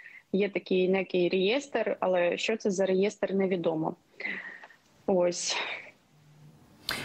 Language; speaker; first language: Ukrainian; non-native, local second language; Russian